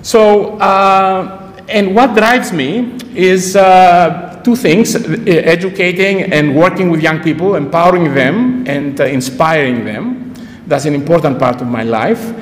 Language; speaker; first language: English; non-native, fluent; Greek